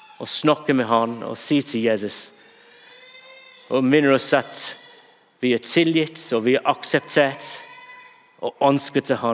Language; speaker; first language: Norwegian; non-native, fluent; English